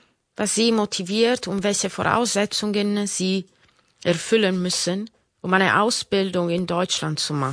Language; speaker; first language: German; non-native, fluent; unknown